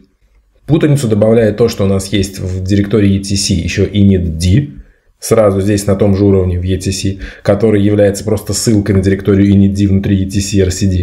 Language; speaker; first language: Russian; native; Russian